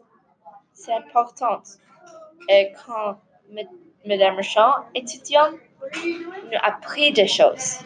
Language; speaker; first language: French; non-native, learner; English